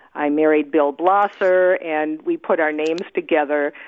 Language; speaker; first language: English; native; English